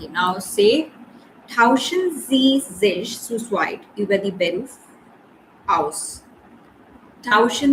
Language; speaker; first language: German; non-native, learner; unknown